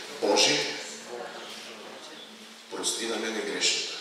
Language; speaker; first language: Bulgarian; native; Bulgarian